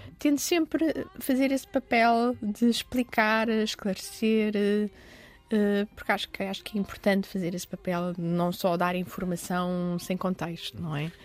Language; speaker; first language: Portuguese; early bilingual, other home language; Arabic